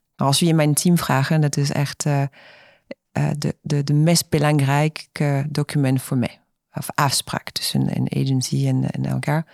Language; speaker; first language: Dutch; non-native, fluent; French